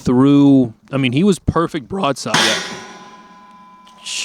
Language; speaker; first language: English; native; English